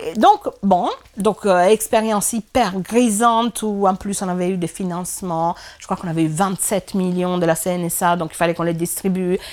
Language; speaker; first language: French; non-native, fluent; Italian